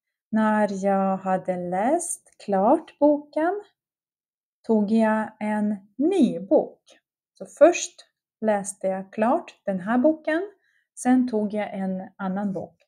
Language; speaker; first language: Swedish; non-native, fluent; Russian